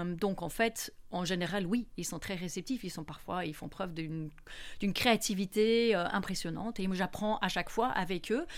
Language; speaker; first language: French; non-native, fluent; English